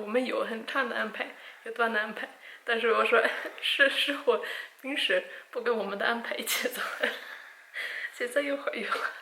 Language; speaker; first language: Chinese; non-native, fluent; Swedish